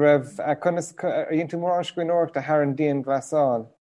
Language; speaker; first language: Irish; non-native, local second language; English